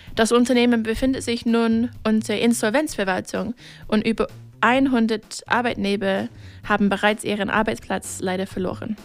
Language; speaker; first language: German; non-native, fluent; English